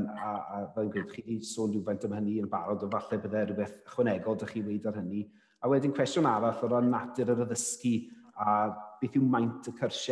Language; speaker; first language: Welsh; native; Welsh